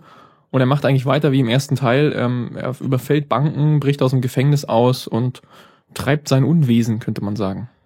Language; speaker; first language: German; native; German